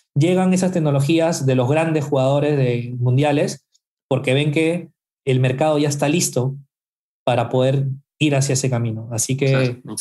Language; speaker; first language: Spanish; native; Spanish